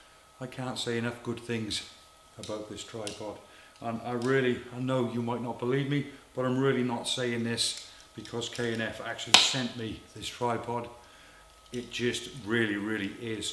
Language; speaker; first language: English; native; English